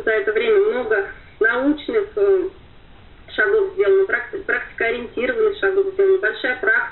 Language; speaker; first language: Russian; native; Russian